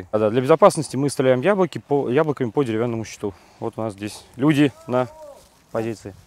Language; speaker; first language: Russian; native; Russian